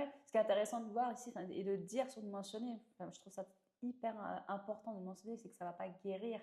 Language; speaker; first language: French; native; French